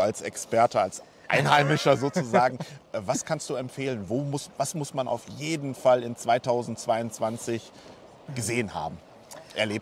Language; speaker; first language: German; native; German